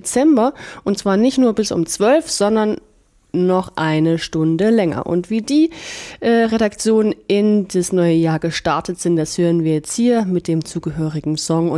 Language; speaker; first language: German; native; German